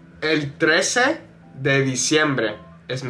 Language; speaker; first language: Spanish; non-native, fluent; English